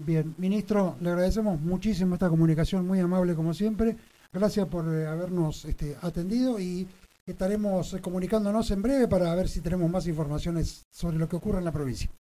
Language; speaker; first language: Spanish; native; Spanish